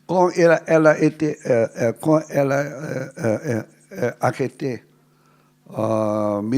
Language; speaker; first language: French; non-native, fluent; Cantonese